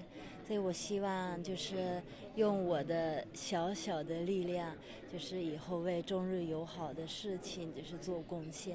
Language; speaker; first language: Chinese; non-native, fluent; Japanese